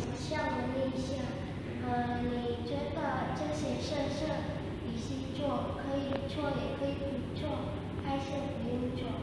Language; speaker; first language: Chinese; non-native, learner; Indonesian